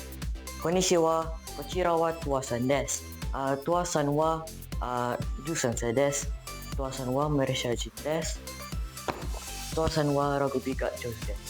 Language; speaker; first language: Japanese; non-native, learner; Malay